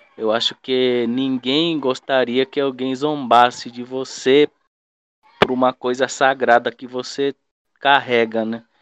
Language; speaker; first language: Portuguese; non-native, local second language; Guarani